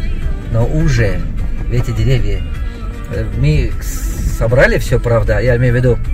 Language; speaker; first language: Russian; non-native, local second language; Tajik